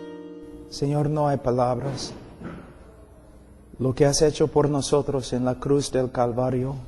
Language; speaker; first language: Spanish; non-native, fluent; English